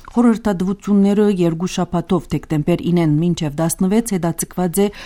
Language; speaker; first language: Armenian; early bilingual, heritage; Armenian